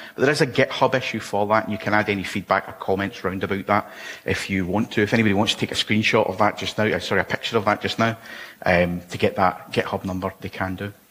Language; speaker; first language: English; native; English